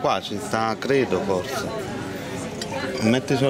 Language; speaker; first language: Italian; native; Italian